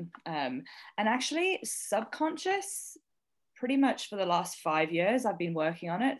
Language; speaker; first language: English; native; English